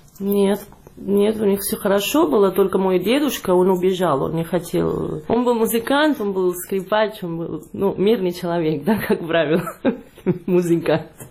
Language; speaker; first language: Russian; non-native, fluent; Catalan